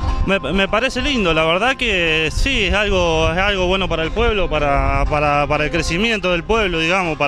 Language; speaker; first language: Spanish; native; Spanish